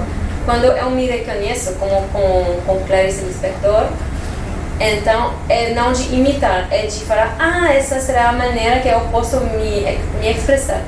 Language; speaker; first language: Portuguese; non-native, fluent; French